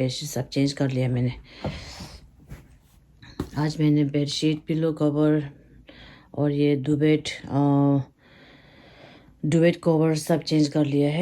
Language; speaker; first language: Hindi; non-native, local second language; Tibetan